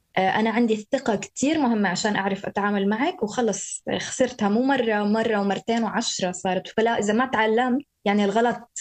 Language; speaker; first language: Arabic; native; Arabic